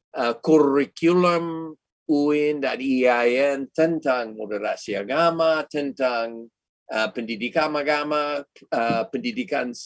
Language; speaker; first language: Indonesian; non-native, fluent; English